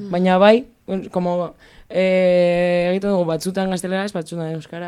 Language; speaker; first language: Basque; non-native, local second language; Spanish